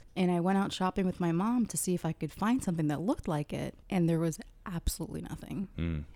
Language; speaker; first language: English; early bilingual, other home language; Arabic